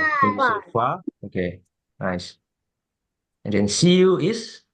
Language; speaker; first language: English; non-native, fluent; Indonesian